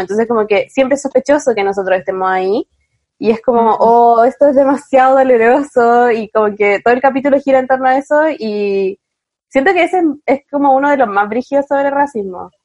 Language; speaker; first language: Spanish; native; Spanish